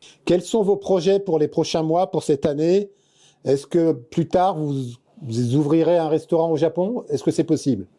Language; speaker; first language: French; native; French